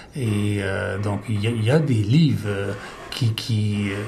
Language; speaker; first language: French; native; French